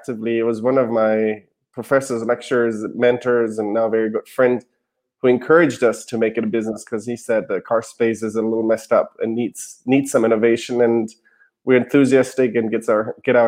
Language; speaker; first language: English; non-native, fluent; German